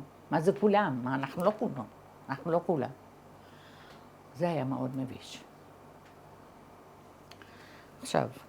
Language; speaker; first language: Hebrew; early bilingual, other home language; Arabic